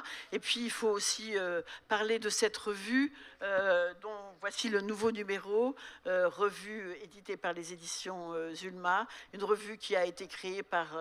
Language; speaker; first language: French; native; French